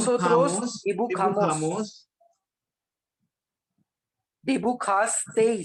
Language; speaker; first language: Spanish; non-native, learner; Hindi